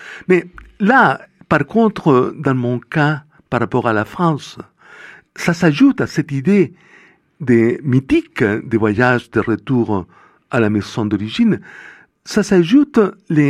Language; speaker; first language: French; non-native, fluent; Spanish